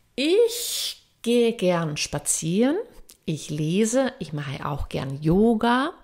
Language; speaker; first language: German; non-native, fluent; Finnish